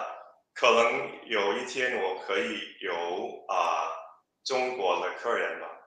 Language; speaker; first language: Chinese; non-native, learner; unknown